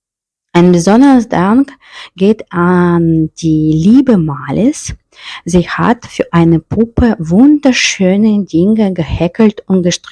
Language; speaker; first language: German; non-native, fluent; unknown